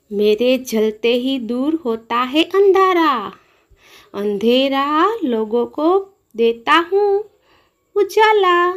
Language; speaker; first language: Hindi; non-native, local second language; Gujarati